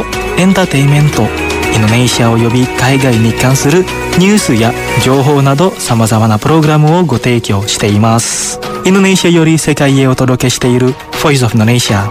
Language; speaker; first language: Japanese; non-native, fluent; Indonesian